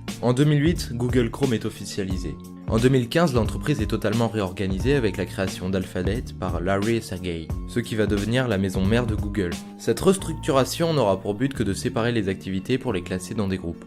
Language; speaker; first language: French; native; French